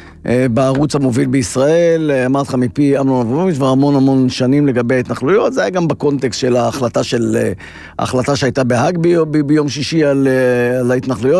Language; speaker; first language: Hebrew; native; Hebrew